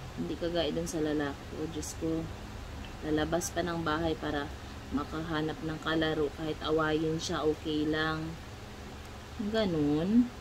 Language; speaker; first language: Filipino; non-native, local second language; Cebuano